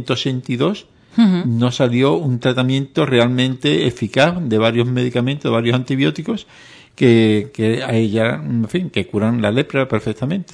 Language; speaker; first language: Spanish; native; Spanish